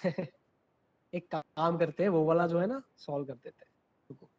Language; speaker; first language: Hindi; non-native, local second language; Gujarati